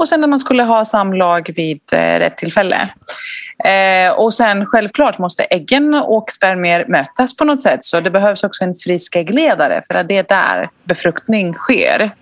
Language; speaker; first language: Swedish; non-native, fluent; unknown